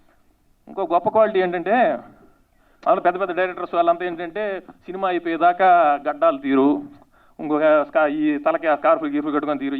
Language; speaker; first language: Telugu; native; Telugu